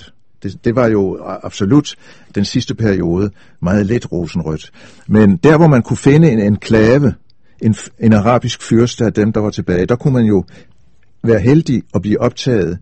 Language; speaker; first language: Danish; native; Danish